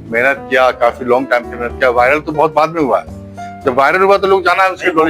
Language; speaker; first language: Hindi; native; Hindi